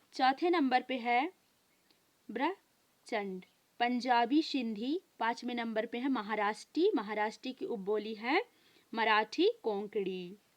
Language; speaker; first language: Hindi; native; Hindi